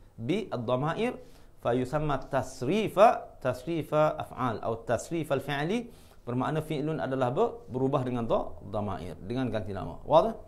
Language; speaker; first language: Arabic; non-native, fluent; Malay